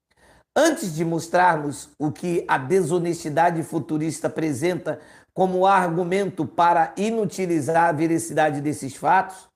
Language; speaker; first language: Portuguese; native; Portuguese